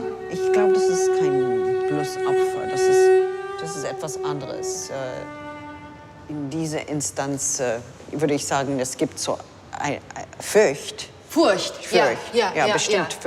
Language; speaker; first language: German; non-native, fluent; English